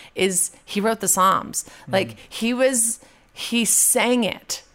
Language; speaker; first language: English; native; English